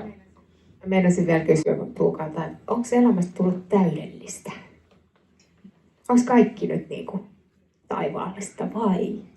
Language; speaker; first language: Finnish; native; Finnish